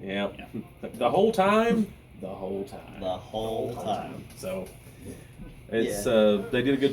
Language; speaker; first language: English; native; English